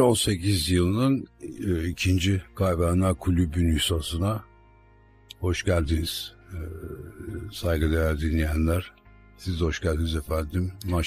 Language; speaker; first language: Turkish; native; Turkish